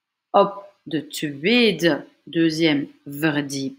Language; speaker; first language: Dutch; non-native, fluent; French